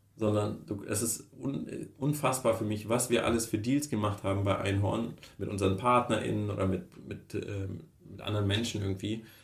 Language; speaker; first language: German; early bilingual, other home language; Russian